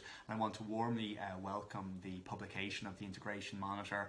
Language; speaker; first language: English; native; English